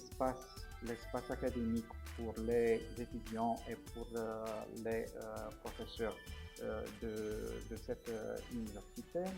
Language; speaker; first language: French; non-native, fluent; Romanian